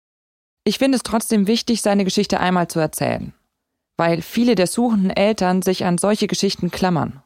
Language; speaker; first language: German; native; German